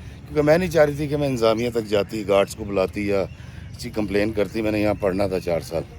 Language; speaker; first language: Urdu; native; Urdu